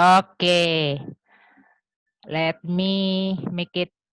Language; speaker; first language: English; non-native, learner; Indonesian